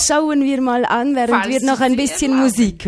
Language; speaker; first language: German; native; German